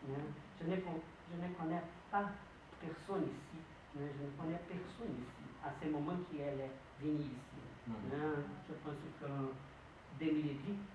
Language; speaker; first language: French; non-native, learner; Portuguese